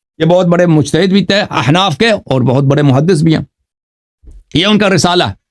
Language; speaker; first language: Urdu; non-native, fluent; Persian